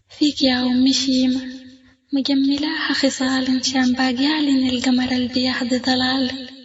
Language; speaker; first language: Arabic; native; Arabic